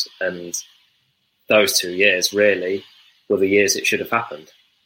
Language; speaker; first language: English; native; English